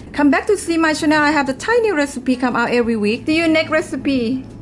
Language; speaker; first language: English; non-native, learner; Thai